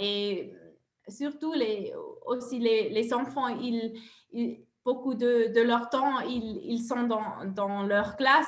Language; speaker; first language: French; non-native, local second language; German